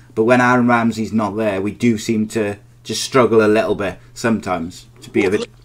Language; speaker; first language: English; native; English